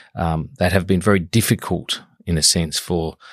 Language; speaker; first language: English; native; English